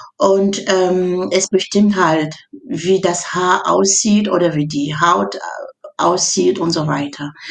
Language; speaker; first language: German; non-native, fluent; French